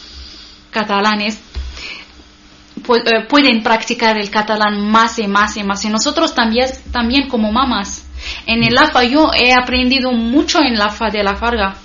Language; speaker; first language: Spanish; non-native, learner; Arabic